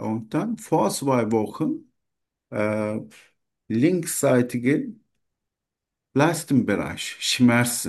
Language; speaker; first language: German; non-native, learner; Turkish